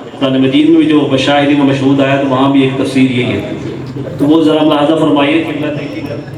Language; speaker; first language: Urdu; non-native, local second language; Punjabi